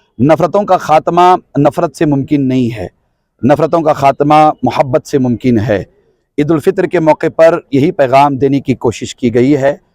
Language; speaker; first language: Urdu; native; Urdu